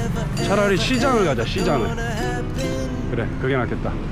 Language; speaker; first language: Korean; native; Korean